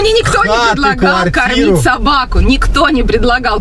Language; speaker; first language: Russian; native; Russian